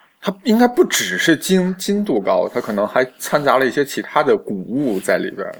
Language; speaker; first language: Chinese; native; Chinese